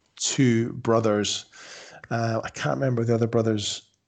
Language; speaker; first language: English; native; English